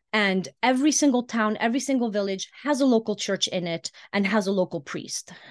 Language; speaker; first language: English; early bilingual, heritage; Icelandic